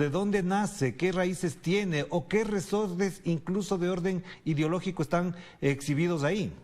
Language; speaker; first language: Spanish; native; Spanish